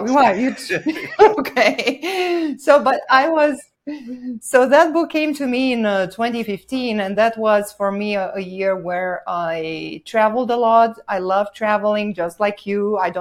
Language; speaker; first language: English; non-native, fluent; Romanian